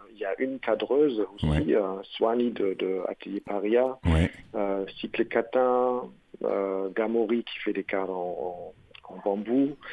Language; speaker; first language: French; non-native, fluent; German